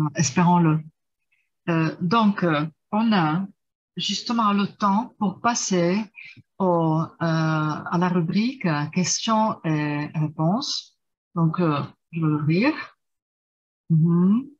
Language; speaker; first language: French; non-native, fluent; Czech